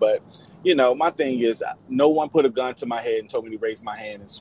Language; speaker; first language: English; native; English